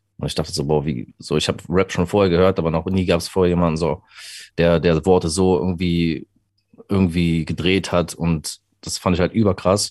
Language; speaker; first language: German; early bilingual, other home language; English